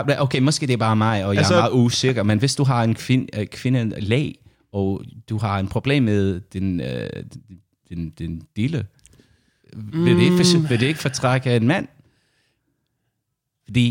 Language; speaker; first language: Danish; non-native, learner; English